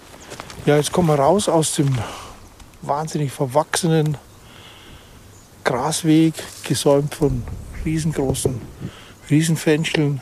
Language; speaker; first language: German; native; German